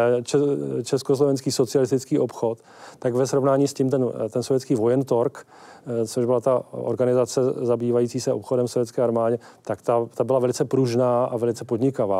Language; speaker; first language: Czech; native; Czech